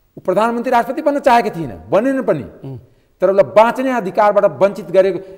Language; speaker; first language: Nepali; non-native, local second language; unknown